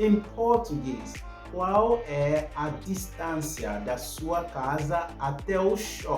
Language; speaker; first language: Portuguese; non-native, fluent; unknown